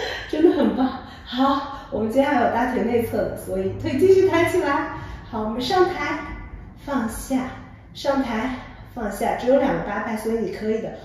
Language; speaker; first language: Chinese; native; Chinese